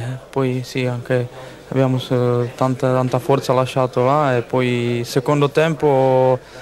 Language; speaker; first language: Italian; non-native, learner; Czech